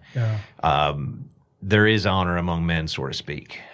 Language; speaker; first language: English; native; English